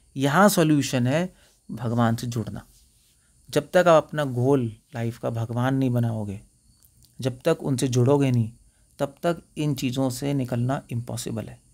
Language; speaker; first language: Hindi; native; Hindi